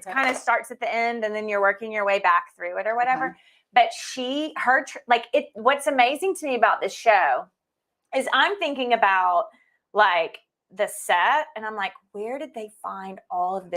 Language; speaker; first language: English; native; English